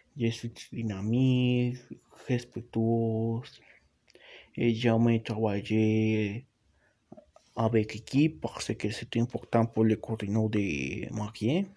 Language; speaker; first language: French; non-native, learner; Portuguese